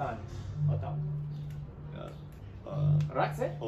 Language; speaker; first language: Hebrew; non-native, learner; English